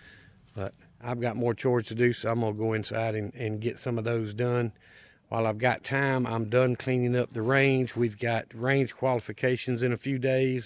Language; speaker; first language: English; native; English